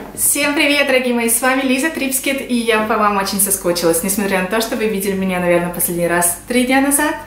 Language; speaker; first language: Russian; native; Russian